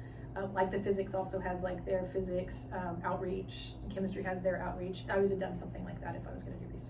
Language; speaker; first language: English; native; English